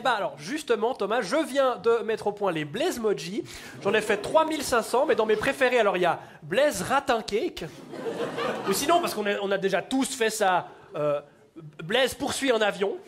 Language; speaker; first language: French; native; French